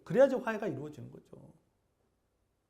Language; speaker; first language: Korean; native; Korean